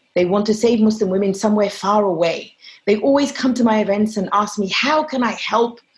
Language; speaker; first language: English; non-native, fluent; Arabic